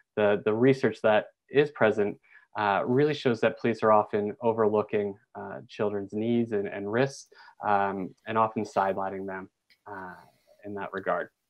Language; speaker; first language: English; native; English